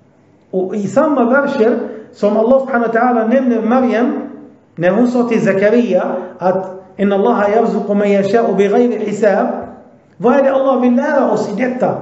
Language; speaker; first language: Swedish; early bilingual, other home language; Arabic